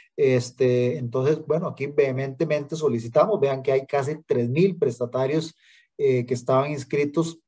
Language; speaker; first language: Spanish; native; Spanish